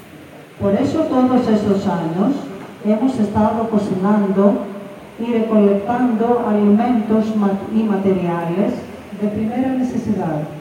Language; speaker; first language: Spanish; non-native, fluent; Greek